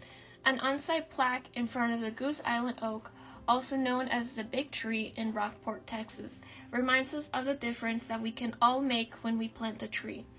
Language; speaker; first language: English; native; English